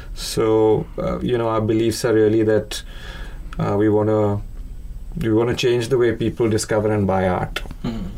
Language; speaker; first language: English; non-native, local second language; Hindi